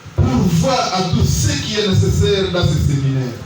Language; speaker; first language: French; non-native, local second language; Swahili